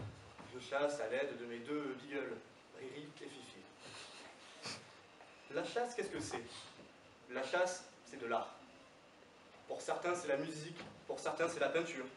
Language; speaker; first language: French; native; French